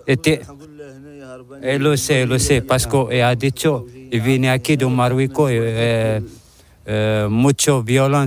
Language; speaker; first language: Spanish; non-native, learner; Arabic